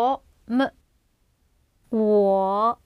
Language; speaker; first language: Chinese; non-native, learner; English